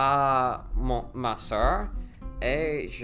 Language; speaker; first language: French; non-native, learner; English